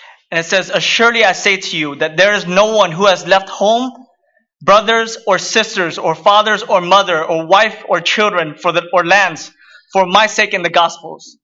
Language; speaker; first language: English; early bilingual, other home language; Vietnamese